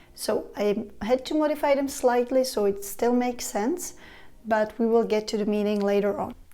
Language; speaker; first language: English; non-native, fluent; Czech